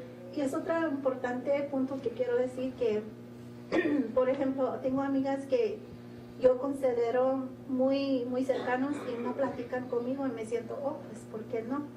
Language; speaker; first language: Spanish; early bilingual, heritage; Spanish